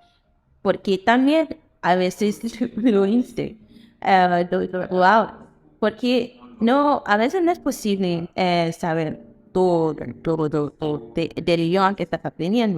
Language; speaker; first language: Spanish; non-native, fluent; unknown